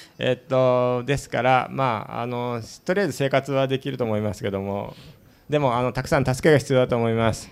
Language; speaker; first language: Japanese; early bilingual, heritage; Spanish